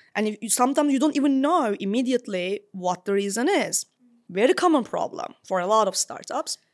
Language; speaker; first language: English; non-native, fluent; Turkish